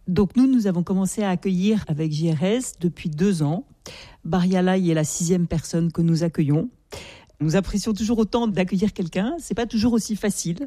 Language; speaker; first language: French; native; French